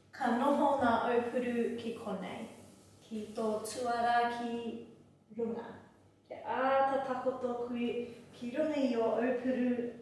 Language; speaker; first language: Māori; non-native, local second language; English